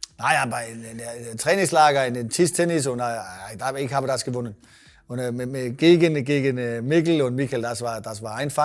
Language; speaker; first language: German; non-native, learner; Danish